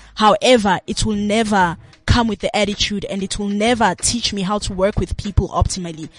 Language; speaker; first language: English; non-native, local second language; Zulu